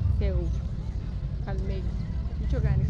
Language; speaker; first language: Korean; non-native, learner; Uzbek